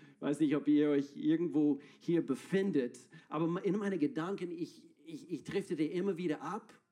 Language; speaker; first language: German; non-native, fluent; English